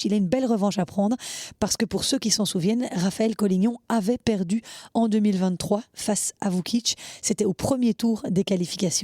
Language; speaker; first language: French; native; French